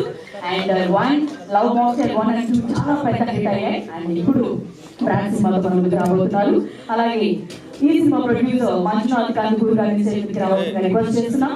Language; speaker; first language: Telugu; native; Telugu